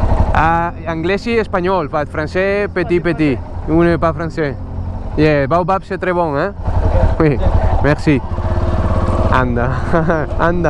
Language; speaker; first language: French; non-native, learner; Spanish